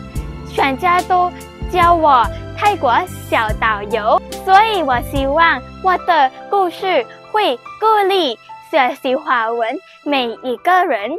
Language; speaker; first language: Chinese; non-native, learner; Thai